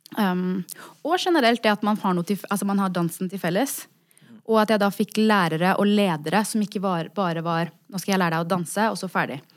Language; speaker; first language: Norwegian; native; Norwegian